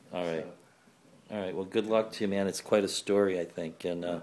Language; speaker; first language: English; native; English